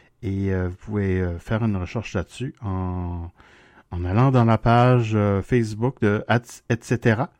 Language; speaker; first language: French; native; French